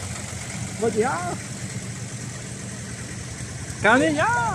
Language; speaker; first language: German; non-native, learner; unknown